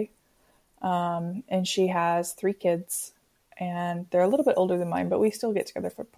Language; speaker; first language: English; native; English